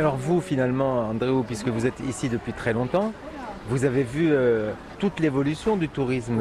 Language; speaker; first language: French; native; French